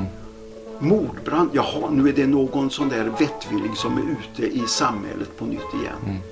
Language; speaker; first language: Swedish; native; Swedish